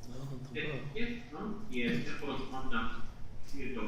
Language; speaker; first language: French; non-native, fluent; English